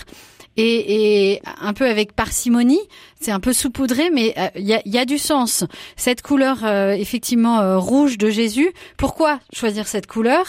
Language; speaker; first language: French; native; French